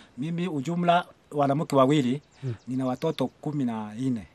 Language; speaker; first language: Swahili; non-native, local second language; Bembe